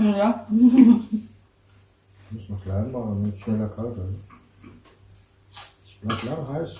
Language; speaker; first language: German; native; German